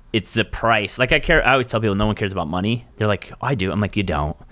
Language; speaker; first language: English; native; English